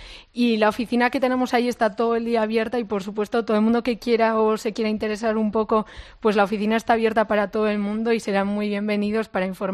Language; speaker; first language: Spanish; native; Spanish